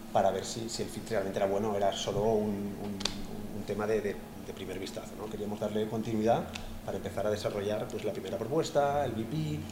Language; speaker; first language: Spanish; native; Spanish